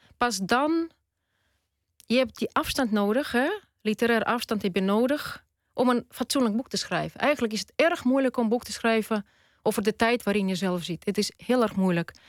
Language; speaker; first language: Dutch; non-native, fluent; Russian